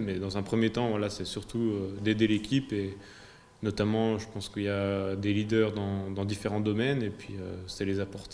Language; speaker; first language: French; native; French